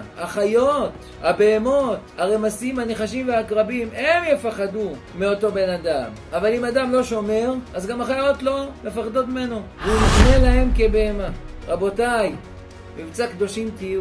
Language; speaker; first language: Hebrew; native; Hebrew